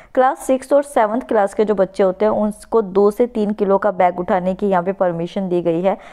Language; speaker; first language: Hindi; native; Hindi